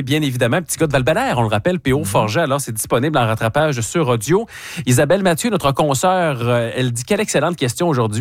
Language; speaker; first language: French; native; French